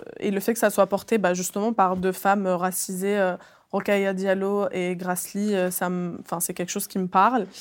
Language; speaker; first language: French; early bilingual, other home language; Arabic